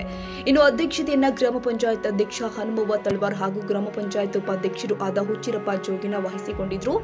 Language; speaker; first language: Kannada; native; Kannada